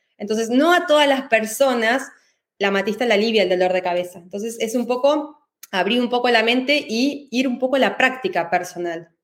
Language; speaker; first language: Spanish; native; Spanish